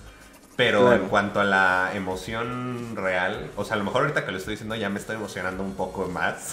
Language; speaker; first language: Spanish; native; Spanish